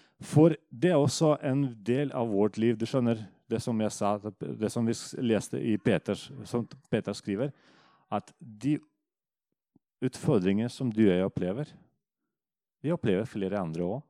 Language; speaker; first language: Norwegian; non-native, fluent; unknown